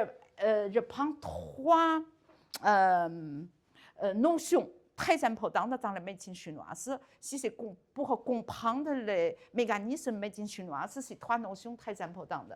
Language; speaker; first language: French; non-native, learner; Chinese